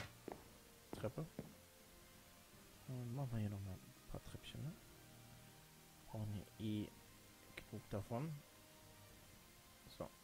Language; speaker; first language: German; native; German